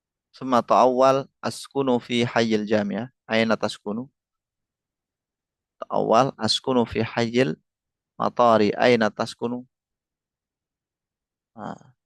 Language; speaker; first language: Arabic; non-native, fluent; Indonesian